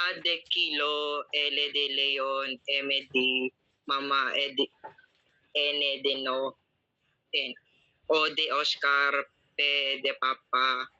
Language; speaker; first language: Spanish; non-native, learner; Filipino